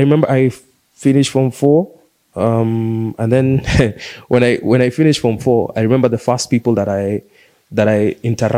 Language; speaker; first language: English; non-native, local second language; Swahili